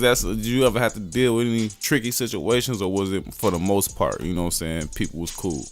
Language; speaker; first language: English; native; English